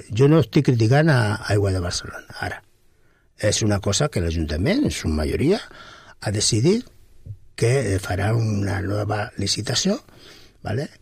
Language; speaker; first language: Catalan; non-native, local second language; Spanish